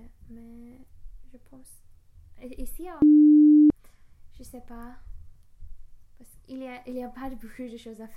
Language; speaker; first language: French; non-native, learner; English